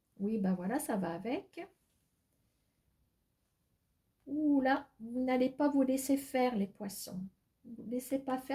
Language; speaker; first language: French; native; French